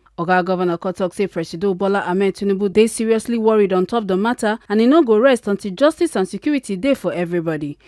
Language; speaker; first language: Nigerian Pidgin; native; Nigerian Pidgin